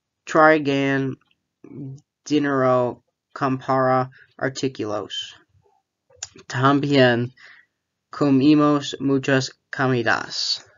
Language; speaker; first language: Spanish; non-native, learner; English